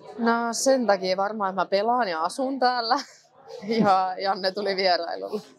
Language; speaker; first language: Finnish; native; Finnish